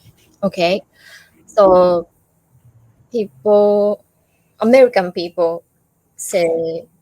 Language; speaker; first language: English; non-native, learner; Japanese